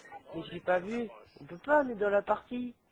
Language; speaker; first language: French; native; French